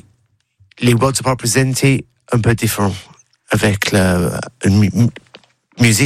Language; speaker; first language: French; non-native, learner; English